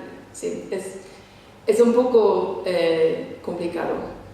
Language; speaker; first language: Spanish; non-native, fluent; English